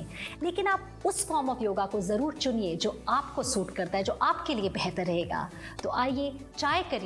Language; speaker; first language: Hindi; native; Hindi